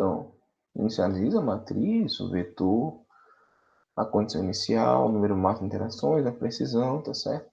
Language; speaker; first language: Portuguese; native; Portuguese